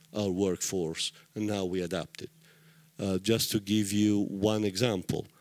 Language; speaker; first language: English; non-native, fluent; Italian